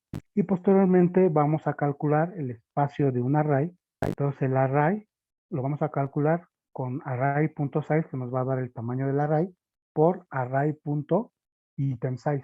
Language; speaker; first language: Spanish; native; Spanish